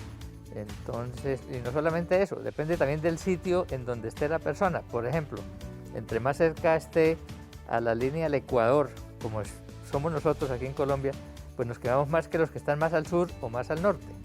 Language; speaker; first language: Spanish; native; Spanish